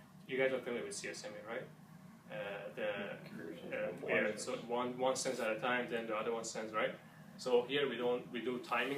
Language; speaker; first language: English; non-native, fluent; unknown